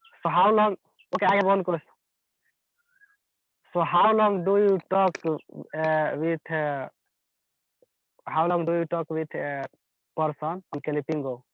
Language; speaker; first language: English; non-native, learner; Hindi